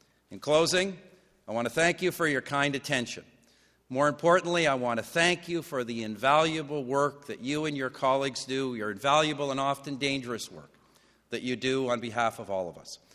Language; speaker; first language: English; native; English